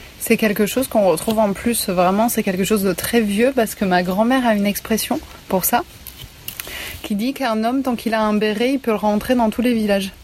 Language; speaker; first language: French; native; French